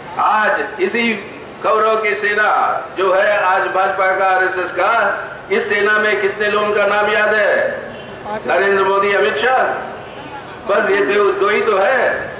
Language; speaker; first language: Hindi; non-native, local second language; Telugu